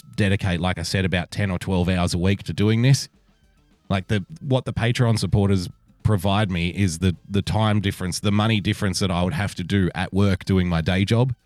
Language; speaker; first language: English; native; English